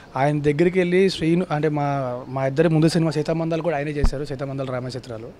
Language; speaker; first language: Telugu; native; Telugu